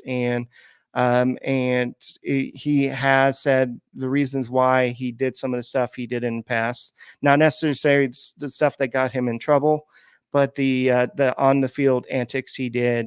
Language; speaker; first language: English; native; English